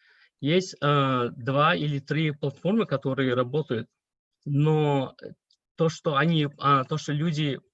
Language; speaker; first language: Russian; non-native, local second language; Uzbek